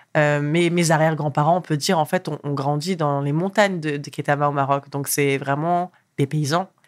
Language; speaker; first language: French; early bilingual, other home language; Arabic